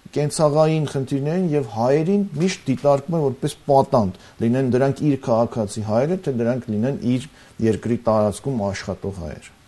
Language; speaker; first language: Armenian; native; Armenian